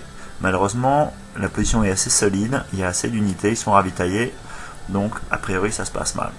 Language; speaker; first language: French; native; French